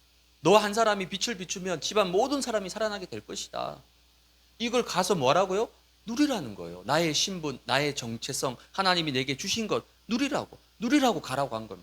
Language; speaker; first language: Korean; native; Korean